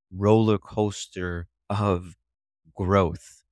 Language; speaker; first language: English; non-native, fluent; Portuguese